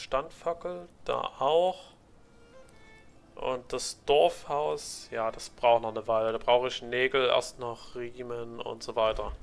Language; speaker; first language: German; native; German